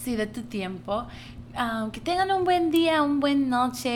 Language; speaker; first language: Spanish; early bilingual, heritage; Spanish